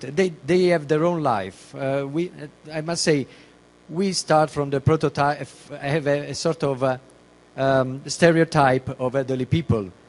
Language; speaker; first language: English; non-native, fluent; Italian